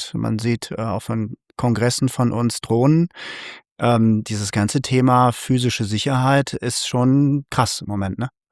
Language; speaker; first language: German; native; German